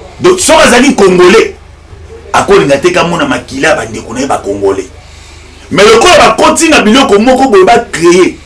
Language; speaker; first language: Lingala; non-native, local second language; Luba-Lulua